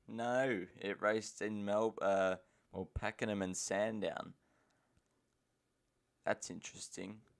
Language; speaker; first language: English; native; English